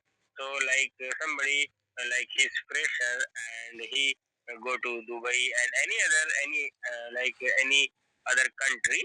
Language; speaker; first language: English; non-native, learner; Hindi